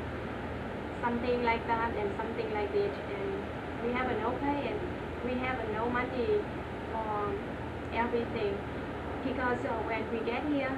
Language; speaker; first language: English; non-native, learner; Vietnamese